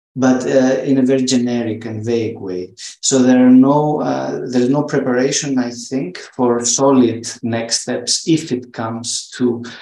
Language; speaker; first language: English; non-native, fluent; Greek